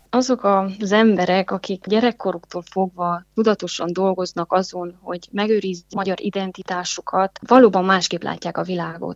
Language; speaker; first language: Hungarian; native; Hungarian